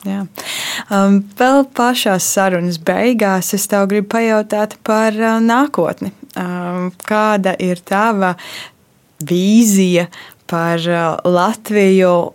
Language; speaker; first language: Latvian; native; Latvian